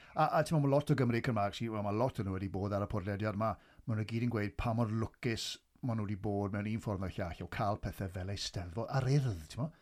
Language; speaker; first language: Welsh; native; Welsh